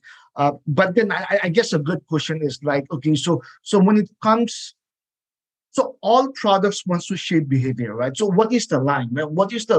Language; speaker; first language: English; non-native, local second language; Nepali